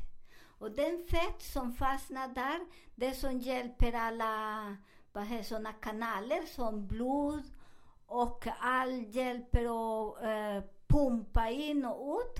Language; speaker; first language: Swedish; non-native, learner; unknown